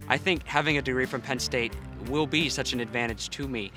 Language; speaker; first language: English; native; English